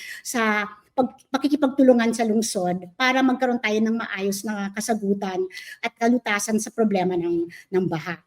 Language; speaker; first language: Filipino; native; Filipino